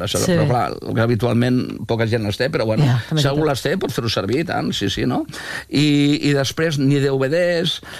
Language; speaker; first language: Catalan; native; Catalan